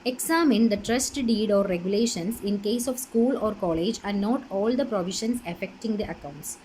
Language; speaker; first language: English; non-native, local second language; Malayalam